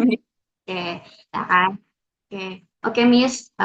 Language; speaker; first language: English; non-native, learner; Indonesian